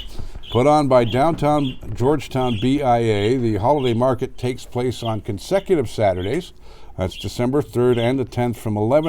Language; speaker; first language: English; native; English